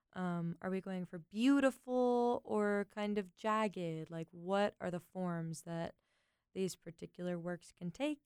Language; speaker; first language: English; native; English